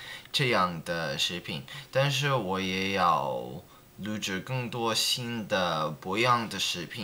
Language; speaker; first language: Chinese; non-native, learner; English